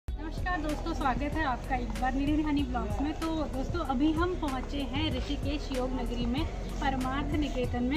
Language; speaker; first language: Hindi; native; Hindi